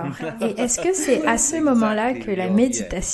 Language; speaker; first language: French; native; French